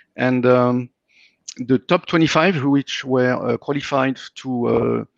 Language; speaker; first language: English; non-native, fluent; French